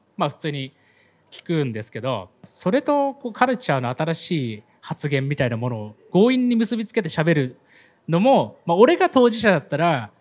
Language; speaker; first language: Japanese; native; Japanese